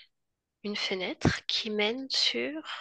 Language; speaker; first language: French; native; French